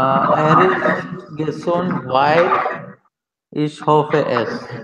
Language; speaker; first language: German; non-native, learner; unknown